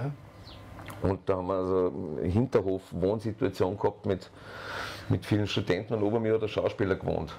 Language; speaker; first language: German; native; German